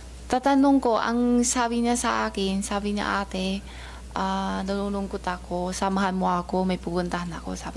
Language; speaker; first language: Filipino; non-native, learner; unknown